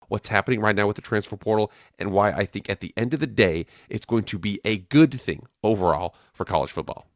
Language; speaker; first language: English; native; English